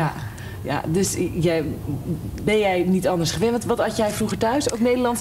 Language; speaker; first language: Dutch; native; Dutch